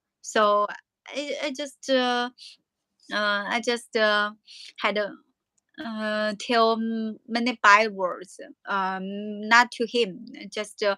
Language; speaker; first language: English; non-native, learner; Chinese